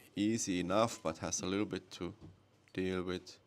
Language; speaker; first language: English; non-native, fluent; Finnish